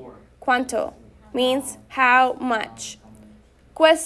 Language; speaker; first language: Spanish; non-native, fluent; English